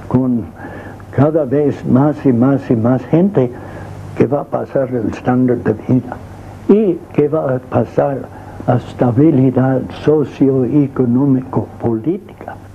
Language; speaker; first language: Spanish; non-native, fluent; English